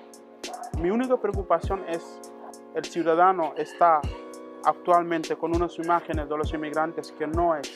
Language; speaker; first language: Spanish; non-native, fluent; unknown